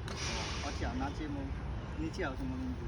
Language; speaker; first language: Chinese; non-native, learner; Bangla